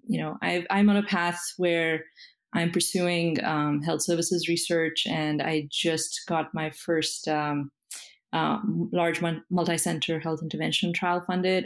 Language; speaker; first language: English; non-native, local second language; Hindi